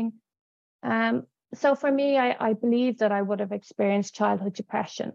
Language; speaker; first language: English; native; English